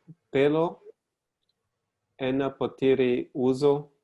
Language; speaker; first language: Greek; non-native, learner; English